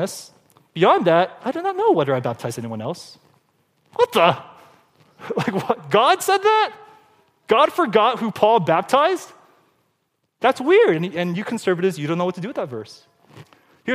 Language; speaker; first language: English; native; English